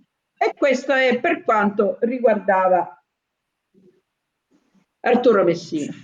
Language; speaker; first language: Italian; native; Italian